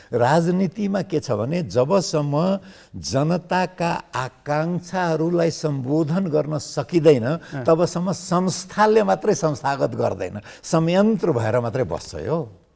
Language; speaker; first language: Nepali; non-native, local second language; Maithili